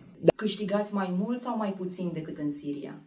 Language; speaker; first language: Romanian; native; Romanian